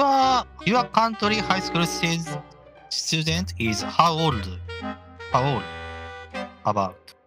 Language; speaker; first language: English; non-native, learner; Japanese